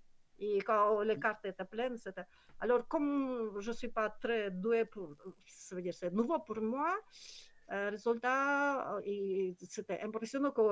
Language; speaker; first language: French; non-native, learner; Kyrgyz